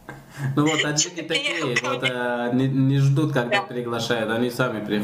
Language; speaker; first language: Russian; non-native, learner; Tajik